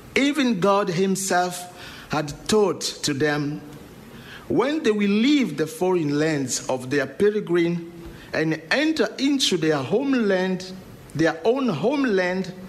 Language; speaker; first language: English; non-native, learner; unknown